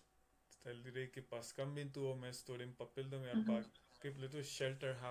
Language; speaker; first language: Lithuanian; non-native, learner; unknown